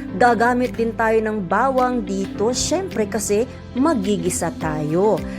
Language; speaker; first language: Filipino; non-native, local second language; Cebuano